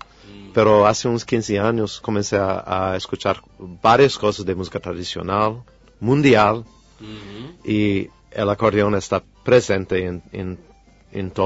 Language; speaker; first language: Spanish; non-native, fluent; English